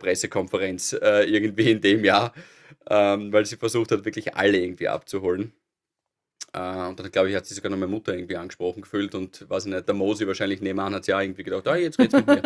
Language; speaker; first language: German; native; German